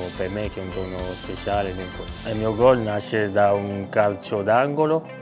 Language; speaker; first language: Italian; non-native, fluent; French